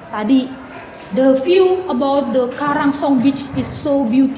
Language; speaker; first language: English; non-native, learner; Indonesian